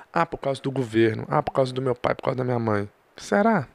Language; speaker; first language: Portuguese; early bilingual, other home language; English